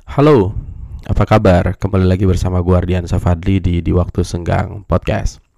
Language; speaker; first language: Indonesian; native; Indonesian